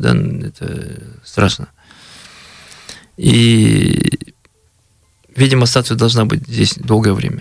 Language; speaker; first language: Russian; native; Russian